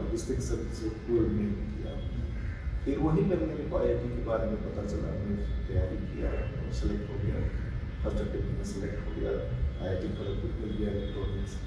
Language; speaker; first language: Hindi; native; Hindi